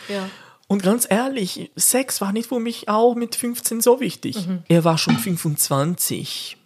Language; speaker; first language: German; non-native, fluent; Portuguese